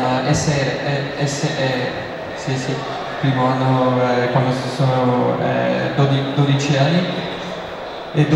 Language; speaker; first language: Italian; non-native, learner; French